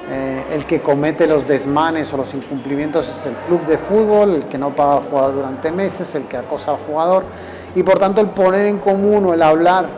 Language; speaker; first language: Spanish; native; Spanish